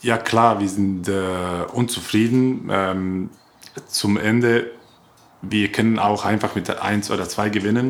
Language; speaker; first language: German; non-native, learner; Croatian